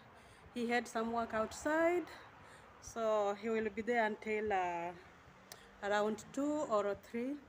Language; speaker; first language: English; non-native, learner; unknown